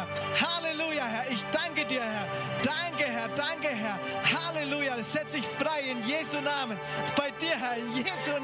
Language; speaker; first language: German; native; German